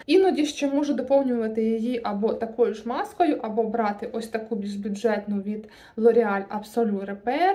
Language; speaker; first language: Ukrainian; non-native, local second language; Russian